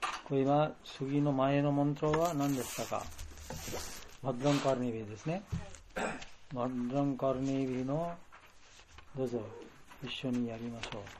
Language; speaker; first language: Japanese; non-native, learner; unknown